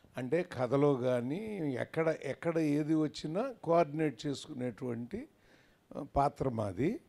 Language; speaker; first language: Telugu; native; Telugu